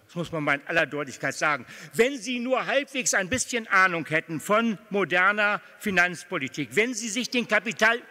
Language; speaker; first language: German; native; German